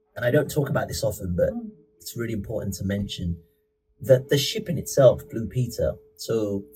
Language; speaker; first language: English; native; English